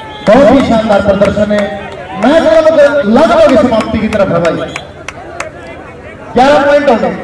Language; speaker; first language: Hindi; native; Hindi